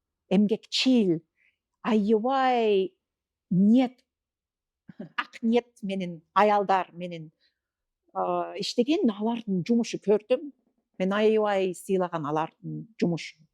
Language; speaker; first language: Kyrgyz; non-native, fluent; English